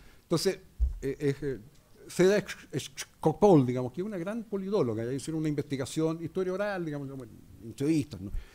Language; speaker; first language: Spanish; native; Spanish